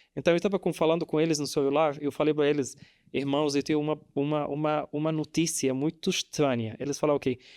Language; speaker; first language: Portuguese; non-native, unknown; Arabic